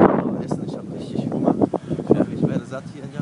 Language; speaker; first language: German; native; German